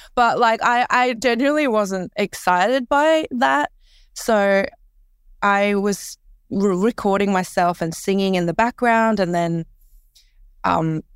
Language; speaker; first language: English; early bilingual, other home language; Korean